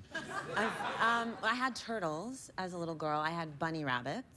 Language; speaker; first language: English; native; English